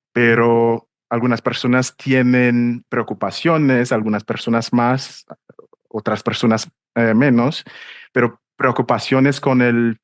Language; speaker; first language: Spanish; non-native, fluent; English